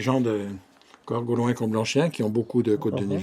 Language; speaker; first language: French; native; French